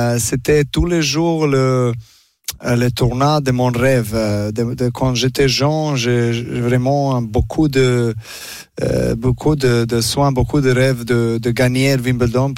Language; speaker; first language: French; non-native, learner; Serbian